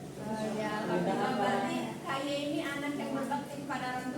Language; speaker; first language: Indonesian; native; Indonesian